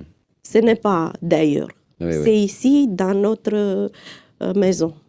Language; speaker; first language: French; non-native, fluent; Romanian